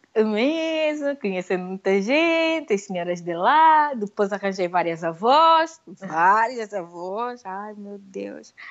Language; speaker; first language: Portuguese; native; Portuguese